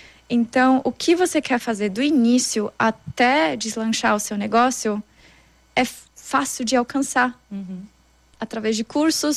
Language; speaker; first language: Portuguese; non-native, fluent; German